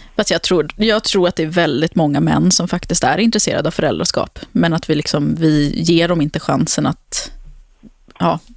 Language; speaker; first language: Swedish; native; Swedish